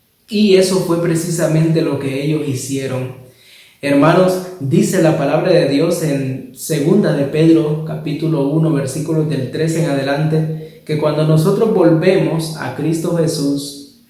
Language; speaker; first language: Spanish; native; Spanish